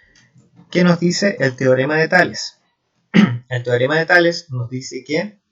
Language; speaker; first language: Spanish; native; Spanish